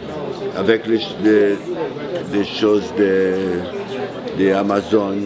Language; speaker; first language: French; non-native, learner; Portuguese